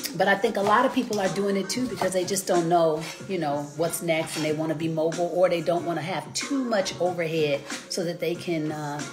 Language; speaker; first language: English; native; English